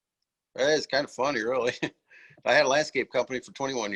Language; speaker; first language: English; native; English